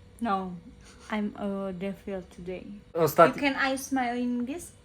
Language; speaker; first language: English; non-native, learner; Indonesian